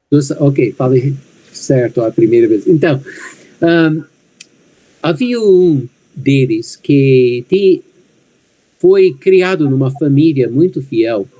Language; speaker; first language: Portuguese; non-native, fluent; English